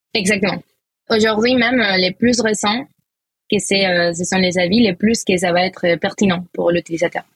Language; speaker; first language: French; non-native, fluent; Spanish